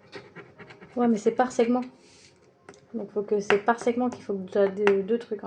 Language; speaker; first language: French; native; French